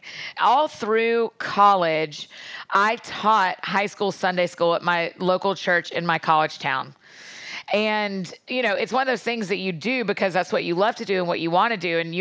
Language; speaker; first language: English; native; English